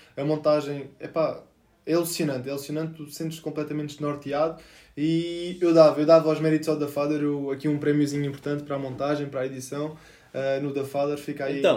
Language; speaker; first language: Portuguese; native; Portuguese